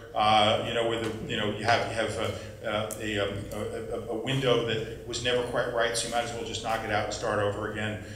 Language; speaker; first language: English; native; English